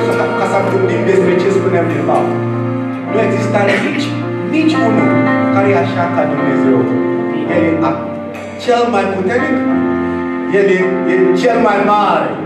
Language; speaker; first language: Romanian; non-native, learner; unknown